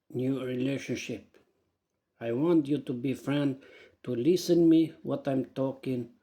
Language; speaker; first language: English; non-native, learner; Albanian